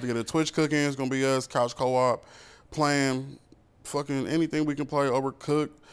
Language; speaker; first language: English; native; English